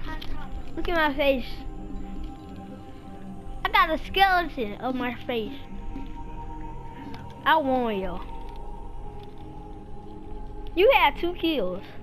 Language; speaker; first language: English; native; English